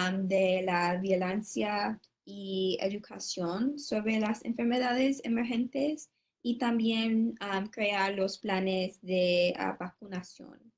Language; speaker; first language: Spanish; non-native, learner; English